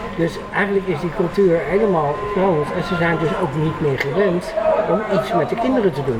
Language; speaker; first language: Dutch; native; Dutch